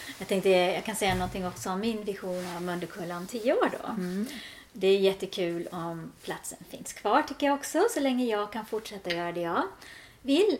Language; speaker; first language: Swedish; native; Swedish